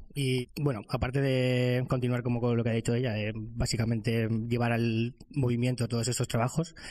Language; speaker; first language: Spanish; non-native, fluent; French